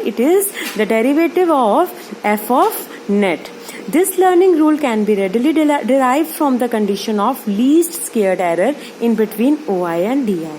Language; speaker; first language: English; non-native, local second language; Hindi